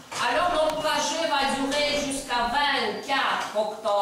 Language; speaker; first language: French; non-native, fluent; Latvian